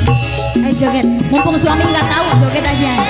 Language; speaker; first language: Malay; non-native, local second language; Javanese